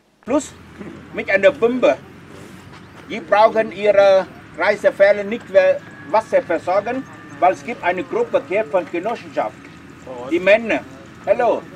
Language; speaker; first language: German; non-native, learner; Vietnamese